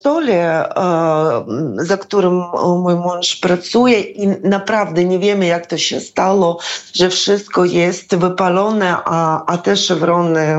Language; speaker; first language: Polish; non-native, fluent; Ukrainian